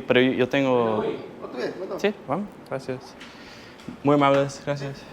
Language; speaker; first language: Spanish; non-native, learner; English